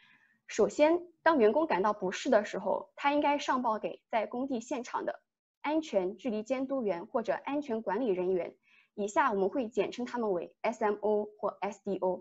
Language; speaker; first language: Chinese; native; Chinese